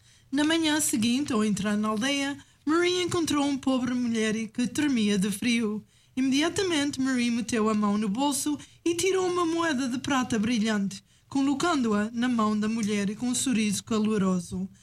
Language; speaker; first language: Portuguese; native; Portuguese